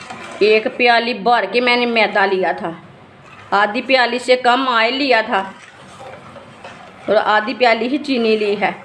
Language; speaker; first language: Hindi; native; Hindi